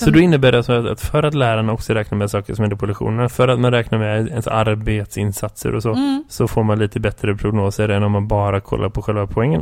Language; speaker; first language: Swedish; native; Swedish